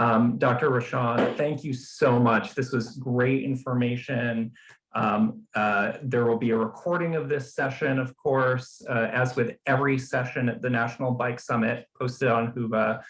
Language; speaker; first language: English; native; English